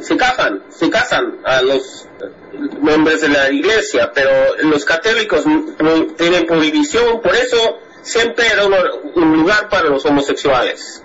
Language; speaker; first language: Spanish; non-native, fluent; English